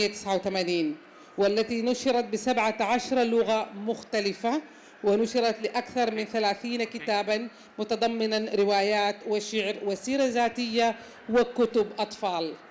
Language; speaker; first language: Arabic; native; Arabic